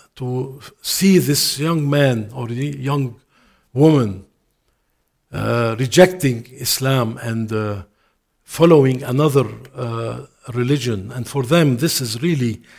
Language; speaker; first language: English; non-native, fluent; Arabic